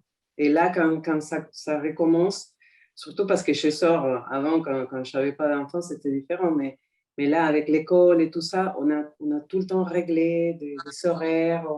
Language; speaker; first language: French; non-native, fluent; Spanish